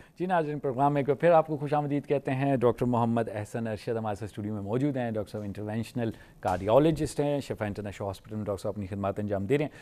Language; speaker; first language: Urdu; native; Urdu